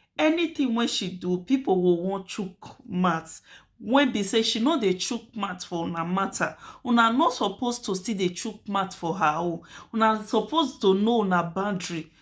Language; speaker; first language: Nigerian Pidgin; native; Nigerian Pidgin